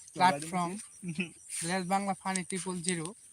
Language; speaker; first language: English; non-native, local second language; Bangla